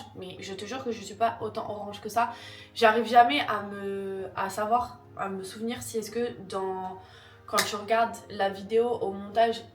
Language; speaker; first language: French; native; French